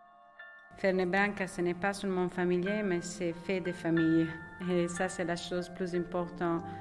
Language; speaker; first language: French; non-native, fluent; Italian